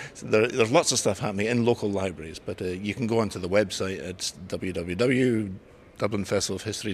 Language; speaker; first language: English; native; English